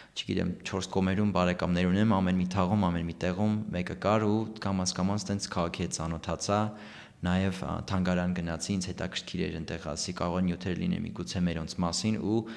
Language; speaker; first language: Armenian; early bilingual, heritage; Armenian